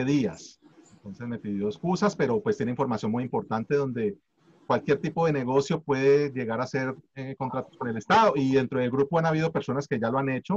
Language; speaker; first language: Spanish; native; Spanish